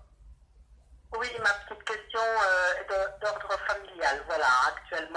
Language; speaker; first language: French; native; French